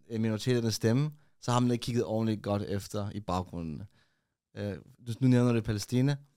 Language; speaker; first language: Danish; early bilingual, other home language; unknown